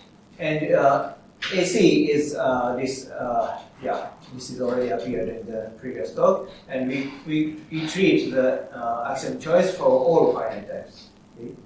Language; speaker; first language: English; non-native, fluent; Japanese